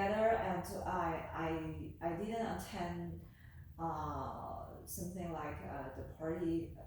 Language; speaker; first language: English; non-native, learner; Chinese